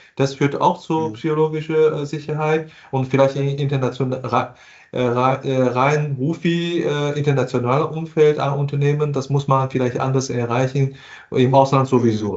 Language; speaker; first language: German; non-native, fluent; Chinese